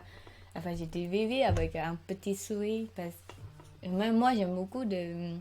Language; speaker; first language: French; non-native, learner; Khmer